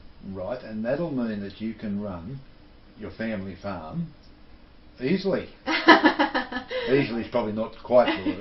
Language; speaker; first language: English; native; English